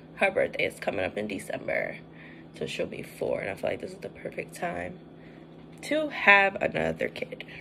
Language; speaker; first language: English; native; English